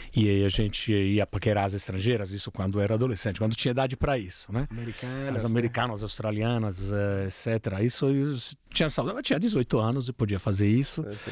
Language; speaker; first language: Portuguese; non-native, fluent; Italian